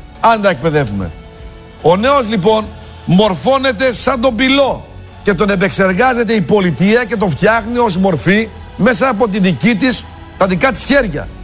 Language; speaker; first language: Greek; native; Greek